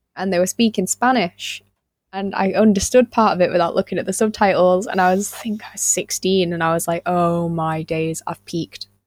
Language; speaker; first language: English; native; English